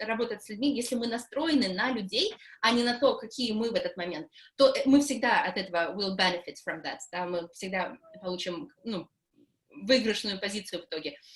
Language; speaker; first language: Russian; native; Russian